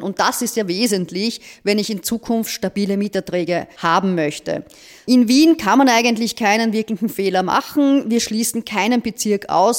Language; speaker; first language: German; native; German